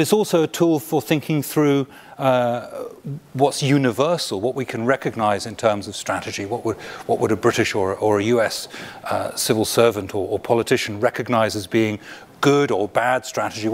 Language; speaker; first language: English; native; English